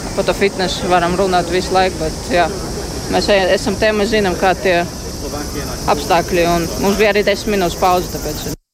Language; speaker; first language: Latvian; non-native, local second language; Russian